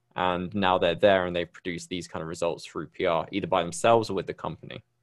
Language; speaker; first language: English; native; English